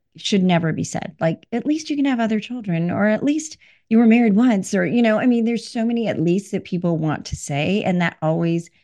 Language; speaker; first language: English; early bilingual, other home language; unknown